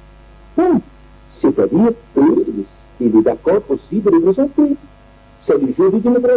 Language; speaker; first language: French; non-native, learner; Arabic